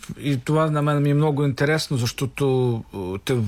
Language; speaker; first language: Bulgarian; non-native, fluent; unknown